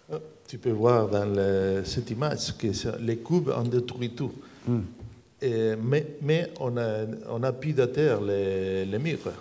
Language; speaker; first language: French; non-native, learner; Spanish